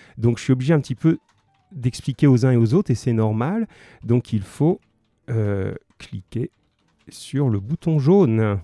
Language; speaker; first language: French; native; French